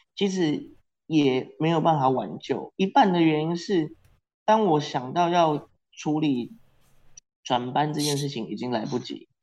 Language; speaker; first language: Chinese; non-native, local second language; Min Nan Chinese